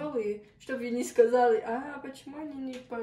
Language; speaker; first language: Russian; early bilingual, heritage; Russian